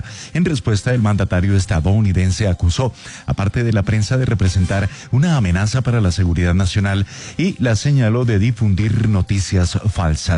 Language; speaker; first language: Spanish; native; Spanish